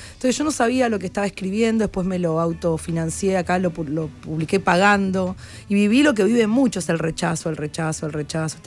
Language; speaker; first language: Spanish; native; Spanish